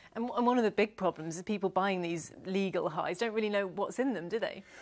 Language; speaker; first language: English; native; English